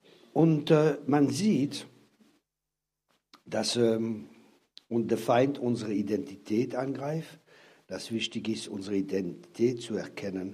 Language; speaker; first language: German; non-native, fluent; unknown